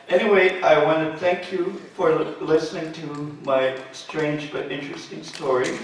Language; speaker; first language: English; native; English